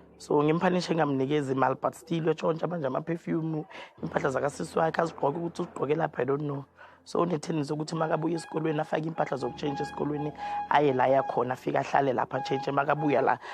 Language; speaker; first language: Zulu; native; Zulu